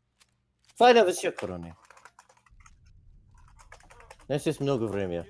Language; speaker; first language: Russian; non-native, learner; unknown